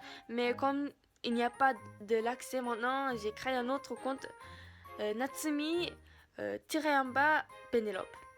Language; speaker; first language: French; non-native, learner; Japanese